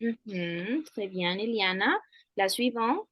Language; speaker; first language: French; non-native, fluent; Spanish